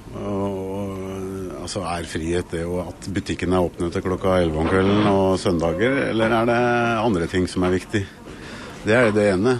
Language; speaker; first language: Norwegian; native; Norwegian